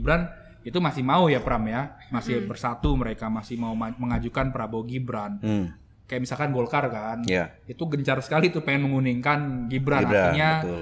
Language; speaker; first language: Indonesian; native; Indonesian